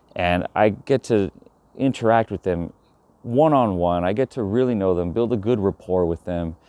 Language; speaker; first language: English; native; English